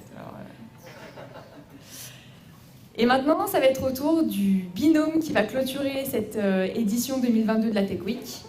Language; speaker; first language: French; native; French